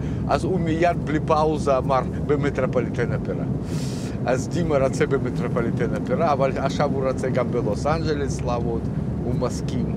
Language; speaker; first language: Hebrew; non-native, fluent; Russian